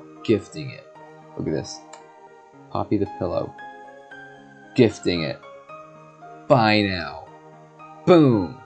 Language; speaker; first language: English; native; English